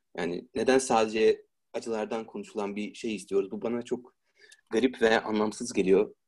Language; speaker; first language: Turkish; native; Turkish